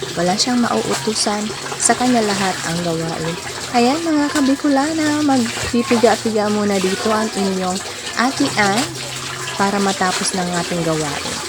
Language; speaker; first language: Filipino; non-native, local second language; Bikol